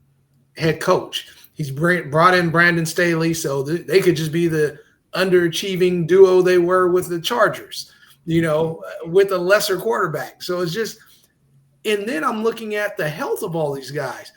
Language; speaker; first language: English; native; English